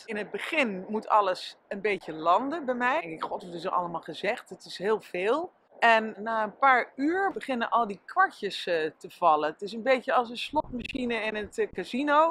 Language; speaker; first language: Dutch; native; Dutch